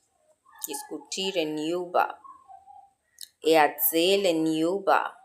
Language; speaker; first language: German; non-native, learner; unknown